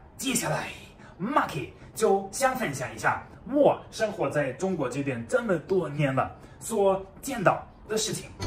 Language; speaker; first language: Chinese; non-native, fluent; German